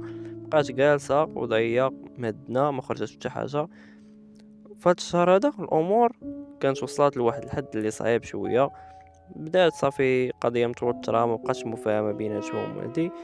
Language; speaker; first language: Arabic; native; Arabic